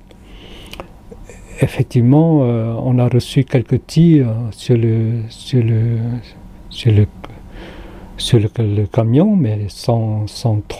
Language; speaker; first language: French; non-native, fluent; Khmer